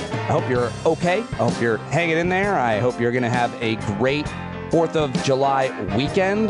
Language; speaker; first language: English; native; English